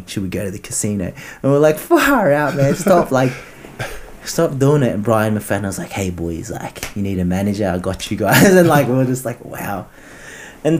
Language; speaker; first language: English; native; English